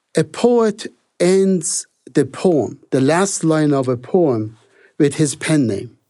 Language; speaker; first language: English; non-native, fluent; Persian